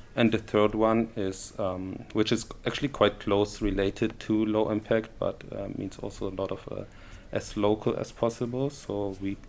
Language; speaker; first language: English; non-native, fluent; German